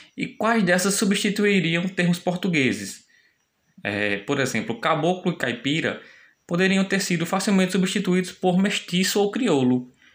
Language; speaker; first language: Portuguese; native; Portuguese